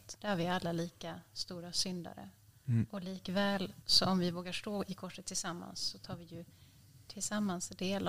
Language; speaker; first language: Swedish; native; Swedish